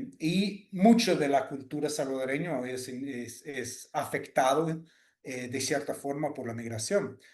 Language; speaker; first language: Spanish; non-native, fluent; English